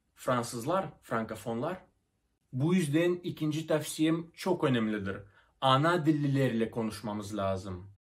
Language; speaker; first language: Turkish; non-native, fluent; Russian